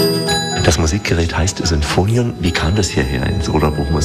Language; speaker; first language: German; native; German